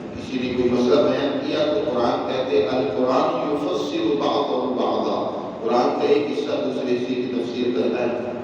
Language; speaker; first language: Urdu; non-native, local second language; Punjabi